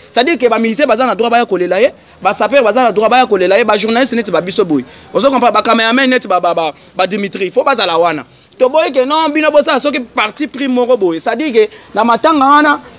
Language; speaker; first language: Lingala; native; Lingala